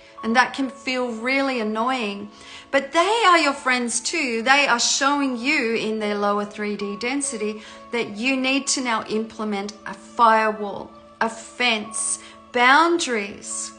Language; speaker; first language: English; native; English